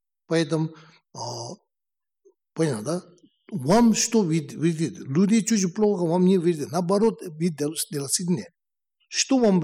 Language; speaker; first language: Russian; non-native, learner; Tibetan